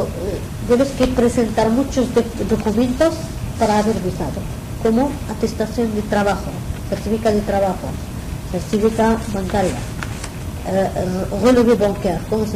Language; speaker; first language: Spanish; non-native, learner; Arabic